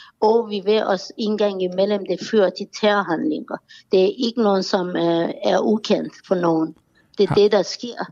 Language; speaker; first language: Danish; non-native, fluent; Persian